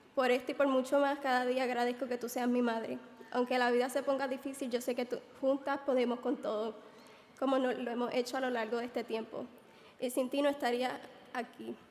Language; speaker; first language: Spanish; early bilingual, other home language; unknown